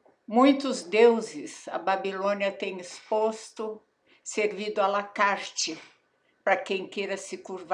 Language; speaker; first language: Portuguese; native; Portuguese